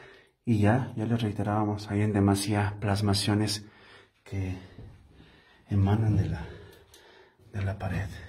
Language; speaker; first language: Spanish; native; Spanish